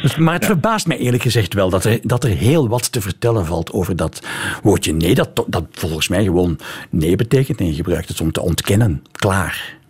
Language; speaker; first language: Dutch; native; Dutch